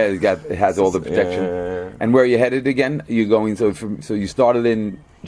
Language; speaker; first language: English; native; English